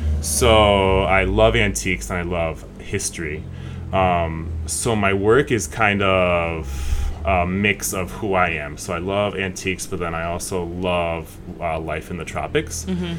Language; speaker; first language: English; native; English